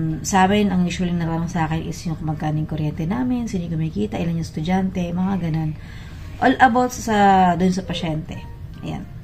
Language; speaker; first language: Filipino; native; Filipino